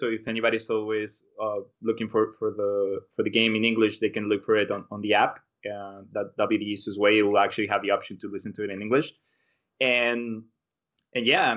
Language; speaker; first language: English; non-native, fluent; Spanish